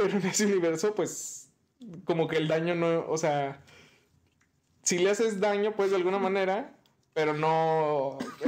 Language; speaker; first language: Spanish; native; Spanish